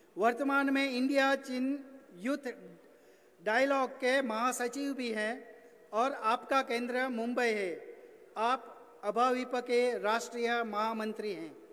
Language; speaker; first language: Hindi; non-native, local second language; Gujarati